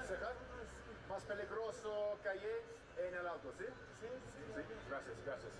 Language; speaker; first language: Spanish; non-native, learner; English